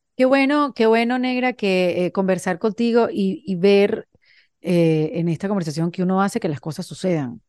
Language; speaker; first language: Spanish; native; Spanish